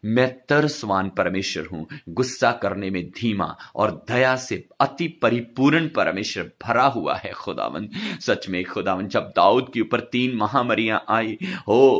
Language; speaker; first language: Hindi; non-native, local second language; Punjabi